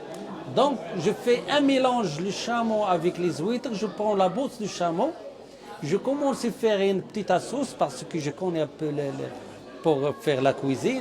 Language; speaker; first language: French; non-native, learner; Arabic